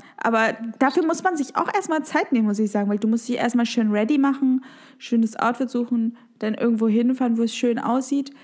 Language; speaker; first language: German; native; German